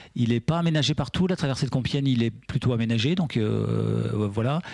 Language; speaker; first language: French; native; French